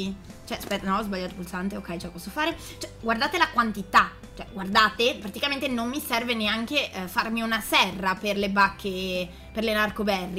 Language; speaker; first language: Italian; native; Italian